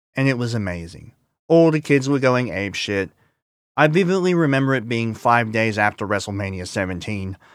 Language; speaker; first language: English; native; English